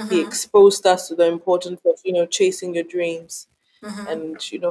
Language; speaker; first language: English; non-native, local second language; Akan